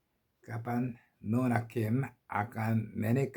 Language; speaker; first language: Indonesian; non-native, learner; Korean